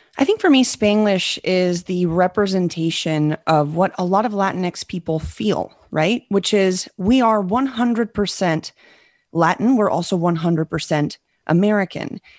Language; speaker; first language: English; early bilingual, other home language; Spanish